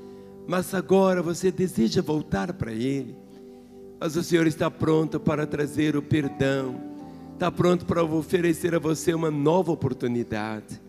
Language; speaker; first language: Portuguese; native; Portuguese